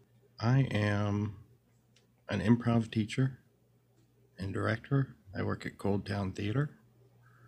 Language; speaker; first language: English; native; English